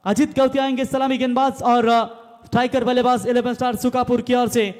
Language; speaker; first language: Hindi; non-native, local second language; Marathi